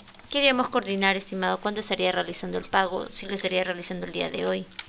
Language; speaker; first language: Spanish; native; Spanish